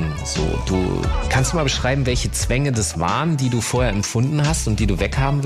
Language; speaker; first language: German; native; German